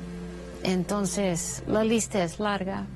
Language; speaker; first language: Spanish; non-native, fluent; English